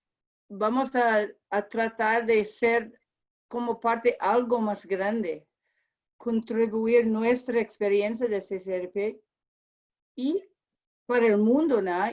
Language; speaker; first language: Spanish; non-native, learner; English